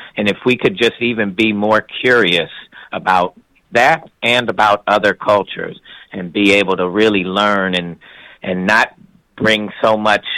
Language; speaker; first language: English; native; English